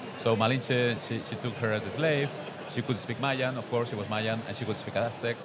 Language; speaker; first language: English; non-native, fluent; Spanish